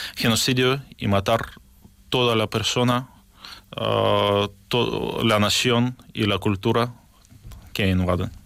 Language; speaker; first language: Spanish; non-native, fluent; Ukrainian